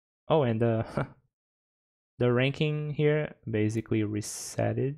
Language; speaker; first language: English; non-native, fluent; Portuguese